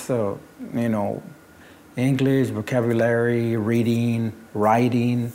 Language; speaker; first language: English; non-native, fluent; Spanish